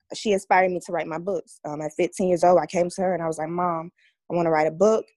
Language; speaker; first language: English; native; English